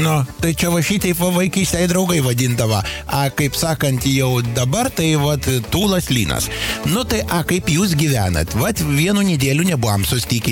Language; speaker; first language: Lithuanian; native; Lithuanian